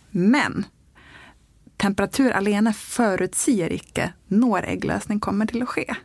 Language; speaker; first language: Swedish; native; Swedish